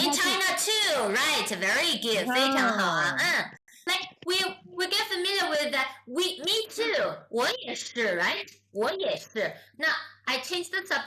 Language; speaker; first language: English; non-native, fluent; Chinese